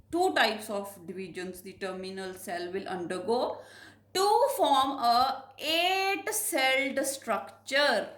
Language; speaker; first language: English; non-native, local second language; Punjabi